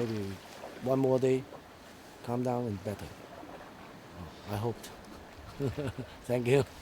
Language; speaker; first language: English; non-native, local second language; Cantonese